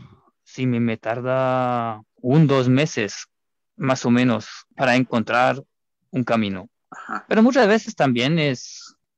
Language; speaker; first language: Spanish; non-native, fluent; German